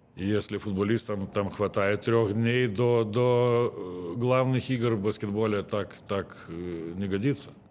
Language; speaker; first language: Russian; non-native, local second language; Lithuanian